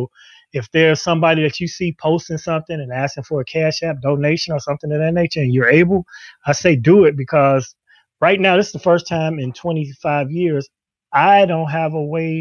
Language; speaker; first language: English; native; English